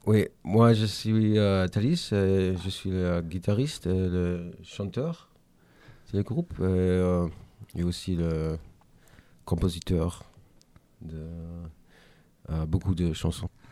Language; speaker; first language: French; non-native, learner; Latvian